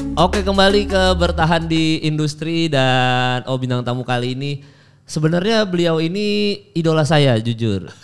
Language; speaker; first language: Indonesian; native; Indonesian